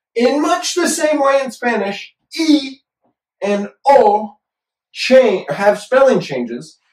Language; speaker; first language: English; native; English